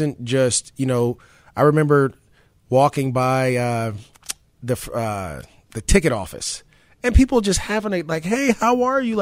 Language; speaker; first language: English; native; English